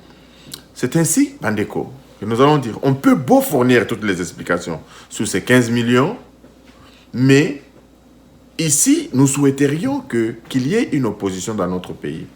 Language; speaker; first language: French; non-native, local second language; Lingala